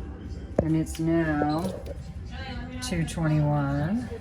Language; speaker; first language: English; native; English